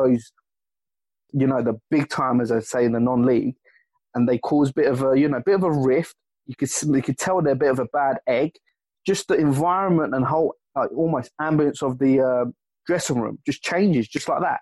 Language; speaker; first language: English; native; English